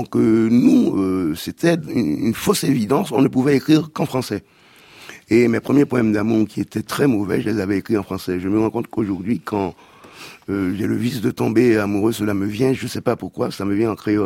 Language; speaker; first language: French; non-native, local second language; Haitian Creole